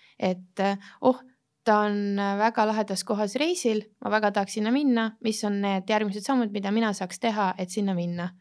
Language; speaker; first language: Estonian; native; Estonian